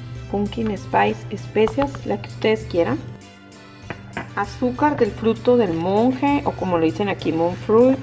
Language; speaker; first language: Spanish; native; Spanish